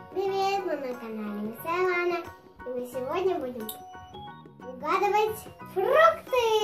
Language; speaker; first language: Russian; native; Russian